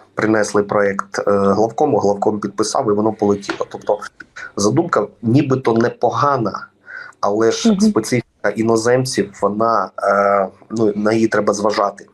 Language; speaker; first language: Ukrainian; native; Ukrainian